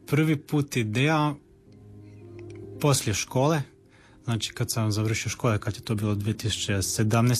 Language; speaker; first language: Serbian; early bilingual, heritage; Serbian